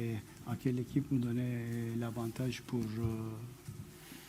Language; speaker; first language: French; non-native, fluent; Turkish